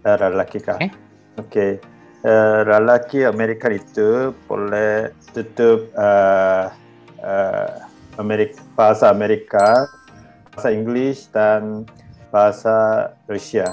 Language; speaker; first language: Indonesian; non-native, learner; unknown